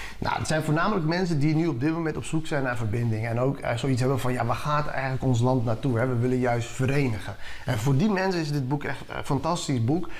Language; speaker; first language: Dutch; early bilingual, other home language; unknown